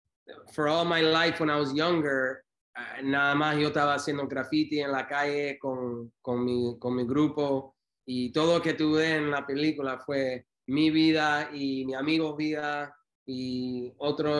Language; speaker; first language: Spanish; early bilingual, heritage; Spanish